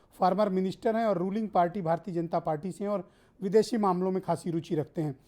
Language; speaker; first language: Hindi; native; Hindi